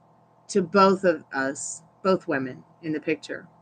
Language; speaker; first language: English; native; English